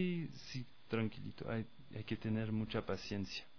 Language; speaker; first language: Spanish; non-native, fluent; French